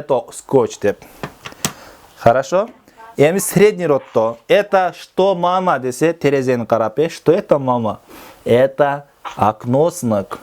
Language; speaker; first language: Russian; non-native, fluent; Kyrgyz